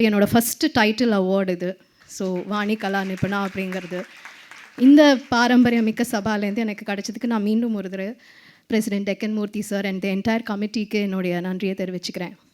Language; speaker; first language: Tamil; native; Tamil